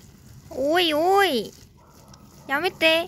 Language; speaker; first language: Japanese; non-native, fluent; Korean